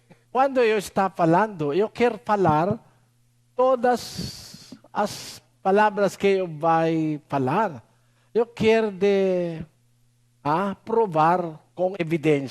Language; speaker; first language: Portuguese; non-native, learner; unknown